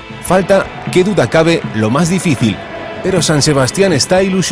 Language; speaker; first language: Spanish; native; Spanish